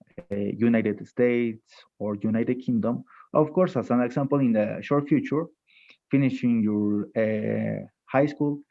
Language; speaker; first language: English; non-native, fluent; Spanish